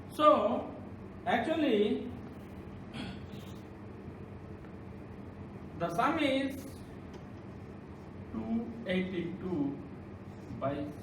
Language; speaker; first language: English; non-native, local second language; Telugu